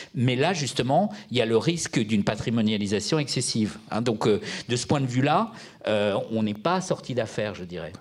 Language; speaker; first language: French; native; French